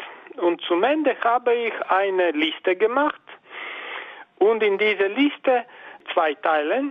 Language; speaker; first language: German; non-native, fluent; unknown